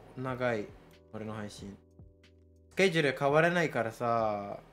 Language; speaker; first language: Japanese; non-native, fluent; English